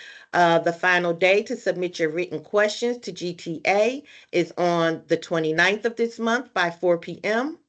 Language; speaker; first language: English; native; English